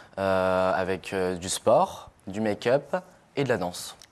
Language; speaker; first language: French; native; French